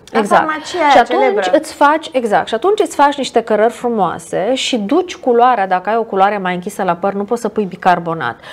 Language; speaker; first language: Romanian; non-native, fluent; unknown